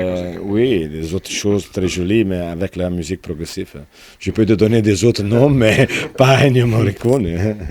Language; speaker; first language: French; non-native, fluent; Italian